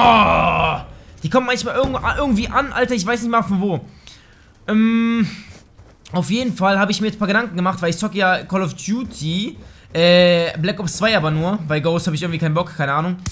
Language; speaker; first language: German; native; German